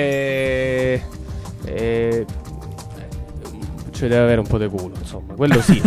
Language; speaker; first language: Italian; native; Italian